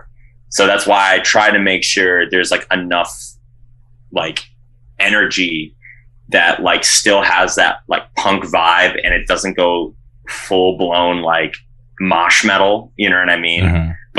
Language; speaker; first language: English; native; English